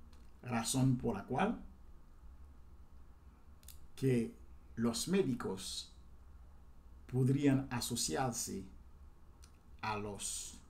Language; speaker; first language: Spanish; non-native, fluent; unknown